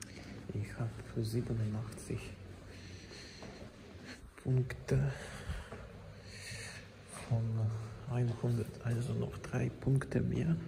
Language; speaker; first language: German; non-native, fluent; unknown